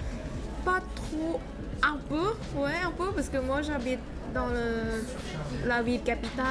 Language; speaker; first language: French; non-native, learner; Thai